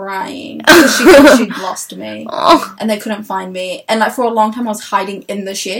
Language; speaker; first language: English; native; English